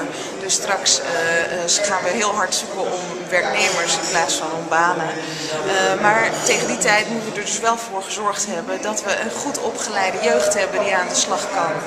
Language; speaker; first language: Dutch; native; Dutch